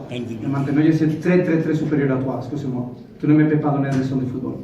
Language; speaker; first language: French; non-native, fluent; Spanish